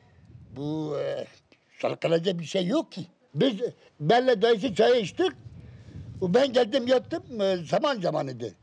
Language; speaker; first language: Turkish; non-native, local second language; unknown